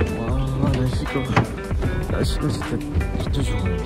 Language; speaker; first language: Korean; non-native, fluent; Thai